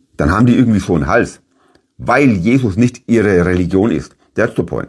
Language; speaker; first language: German; native; German